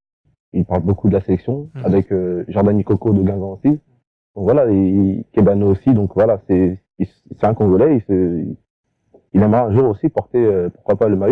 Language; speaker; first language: French; native; French